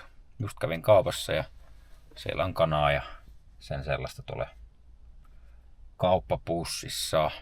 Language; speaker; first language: Finnish; native; Finnish